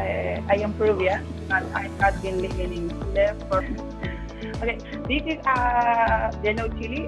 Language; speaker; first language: English; non-native, learner; Spanish